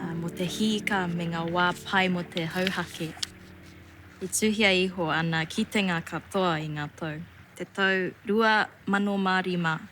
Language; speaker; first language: Māori; non-native, local second language; Chinese